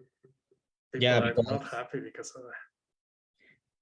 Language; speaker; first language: English; non-native, fluent; Spanish